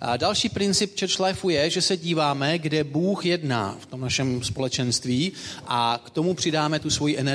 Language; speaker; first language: Czech; native; Czech